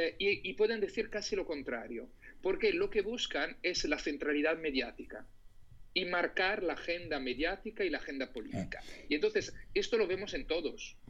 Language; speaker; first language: Spanish; non-native, fluent; Italian